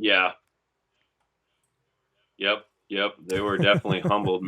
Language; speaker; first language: English; native; English